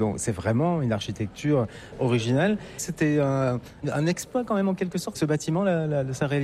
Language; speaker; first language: French; native; French